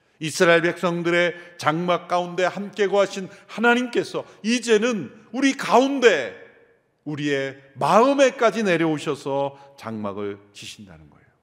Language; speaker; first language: Korean; native; Korean